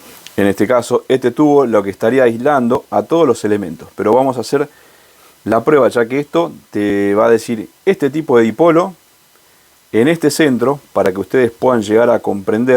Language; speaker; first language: Spanish; native; Spanish